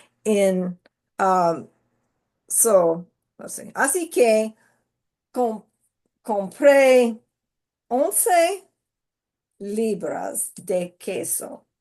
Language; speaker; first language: Spanish; non-native, learner; English